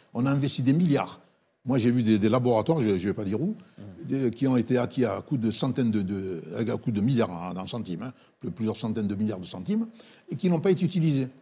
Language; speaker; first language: French; non-native, local second language; Arabic